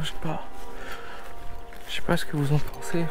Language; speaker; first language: French; native; French